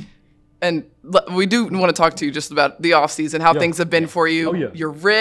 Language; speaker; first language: English; native; English